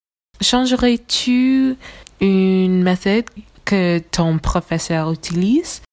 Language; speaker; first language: French; non-native, learner; English